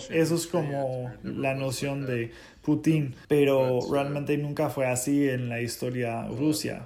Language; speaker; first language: Spanish; non-native, fluent; English